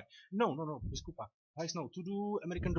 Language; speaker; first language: Portuguese; non-native, learner; Czech